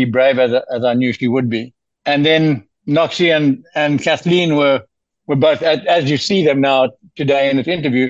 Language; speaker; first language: English; native; English